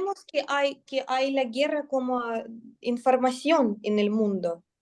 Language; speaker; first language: Spanish; non-native, learner; Russian